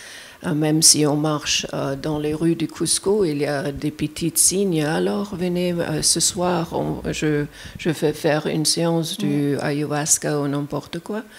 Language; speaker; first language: French; non-native, fluent; German